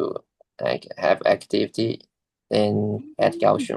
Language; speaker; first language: English; non-native, learner; Chinese